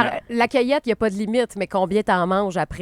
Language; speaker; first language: French; native; French